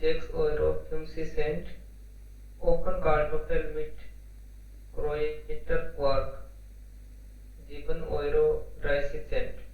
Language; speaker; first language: German; non-native, learner; Hindi